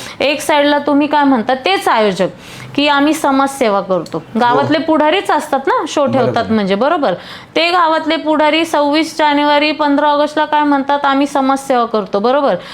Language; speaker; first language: Marathi; early bilingual, other home language; Hindi